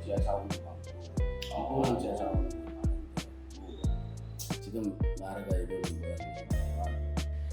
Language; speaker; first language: Korean; non-native, fluent; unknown